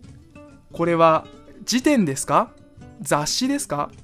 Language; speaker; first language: Japanese; non-native, fluent; Chinese